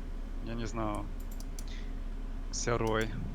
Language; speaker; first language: Russian; non-native, learner; English